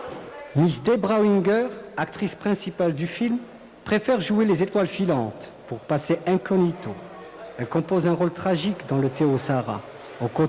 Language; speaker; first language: French; non-native, local second language; Arabic